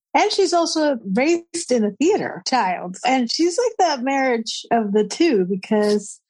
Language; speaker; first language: English; non-native, fluent; Spanish